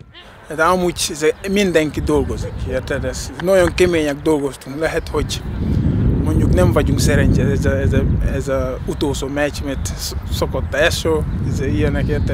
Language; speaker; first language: Hungarian; non-native, learner; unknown